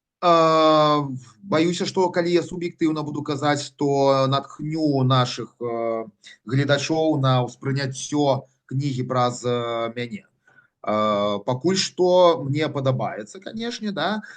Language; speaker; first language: Belarusian; non-native, local second language; Russian